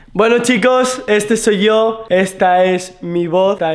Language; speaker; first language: Spanish; native; Spanish